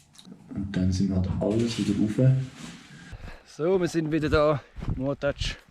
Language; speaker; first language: German; native; German